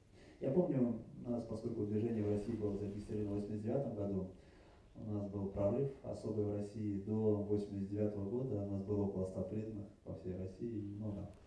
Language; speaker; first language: Russian; native; Russian